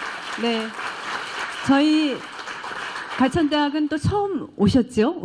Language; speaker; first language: Korean; native; Korean